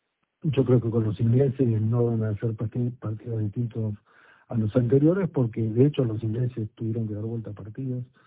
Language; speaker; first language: Spanish; native; Spanish